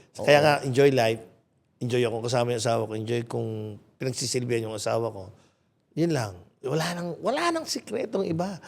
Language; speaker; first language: Filipino; non-native, local second language; Pampanga